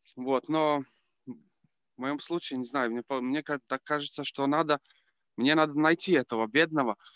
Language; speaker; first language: Russian; non-native, fluent; Latvian